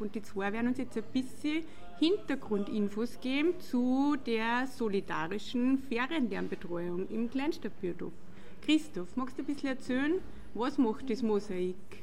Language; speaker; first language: German; native; German